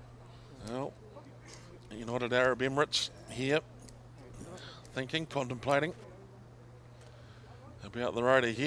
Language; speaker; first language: English; native; English